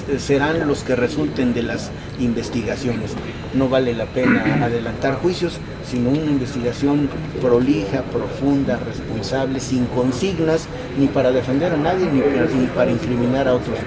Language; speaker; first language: Spanish; native; Spanish